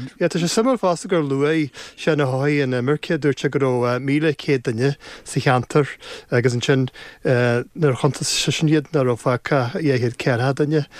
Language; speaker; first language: Irish; native; Irish